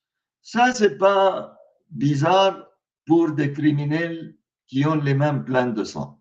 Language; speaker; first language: French; non-native, fluent; Arabic